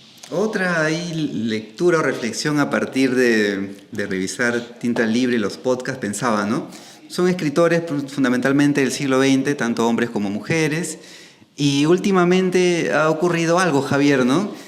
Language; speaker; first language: Spanish; native; Spanish